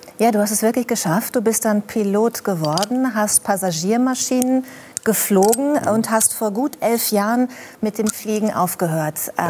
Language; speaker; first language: German; native; German